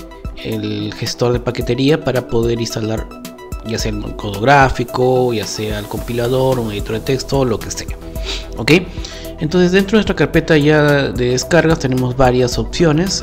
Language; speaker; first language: Spanish; native; Spanish